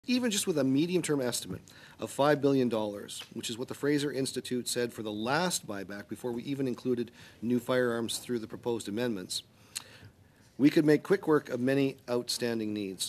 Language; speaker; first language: English; native; English